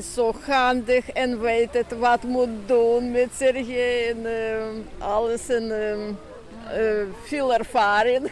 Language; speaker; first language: Dutch; non-native, learner; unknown